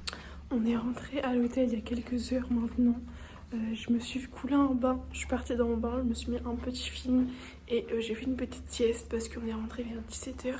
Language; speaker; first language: French; native; French